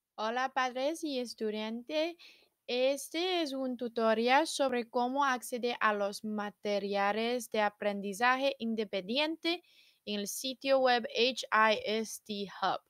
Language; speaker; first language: Spanish; non-native, learner; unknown